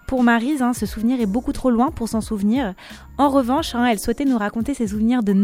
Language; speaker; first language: French; native; French